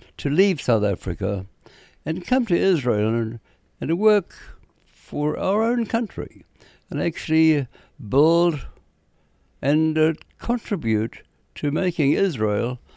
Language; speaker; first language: English; native; English